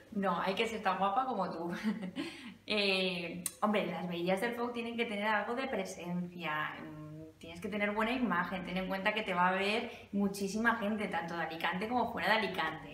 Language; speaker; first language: Spanish; native; Spanish